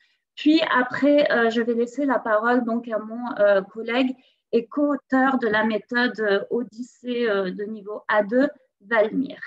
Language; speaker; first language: French; native; French